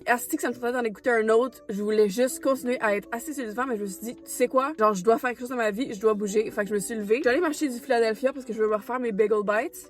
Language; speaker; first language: French; native; French